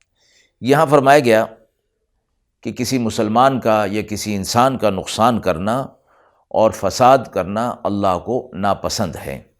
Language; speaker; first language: Urdu; native; Urdu